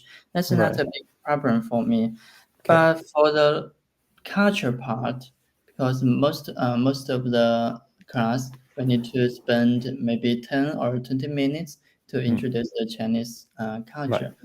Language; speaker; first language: English; non-native, learner; Chinese